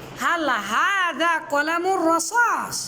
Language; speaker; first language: Arabic; non-native, fluent; Bangla